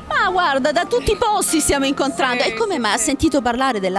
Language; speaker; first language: Italian; native; Italian